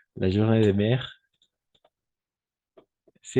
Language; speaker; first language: French; non-native, fluent; Spanish